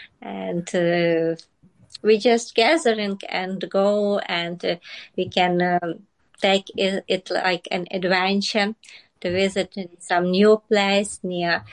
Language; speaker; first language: English; non-native, learner; Ukrainian